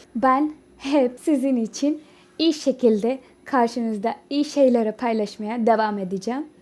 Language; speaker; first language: Turkish; non-native, fluent; Urdu